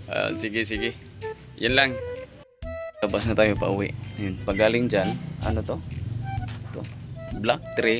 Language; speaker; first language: Filipino; native; Filipino